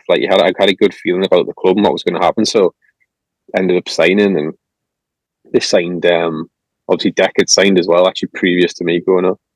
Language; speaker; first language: English; native; English